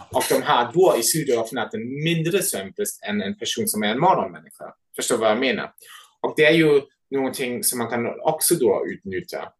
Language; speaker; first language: Swedish; non-native, fluent; German